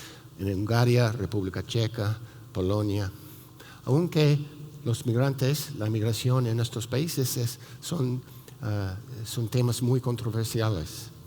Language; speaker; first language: Spanish; non-native, fluent; English